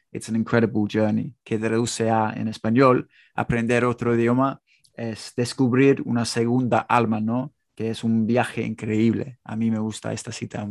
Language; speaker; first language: Spanish; non-native, fluent; English